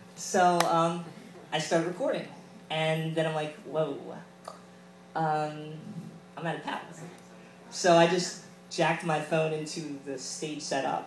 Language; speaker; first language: English; native; English